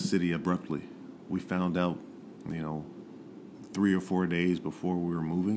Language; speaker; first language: English; native; English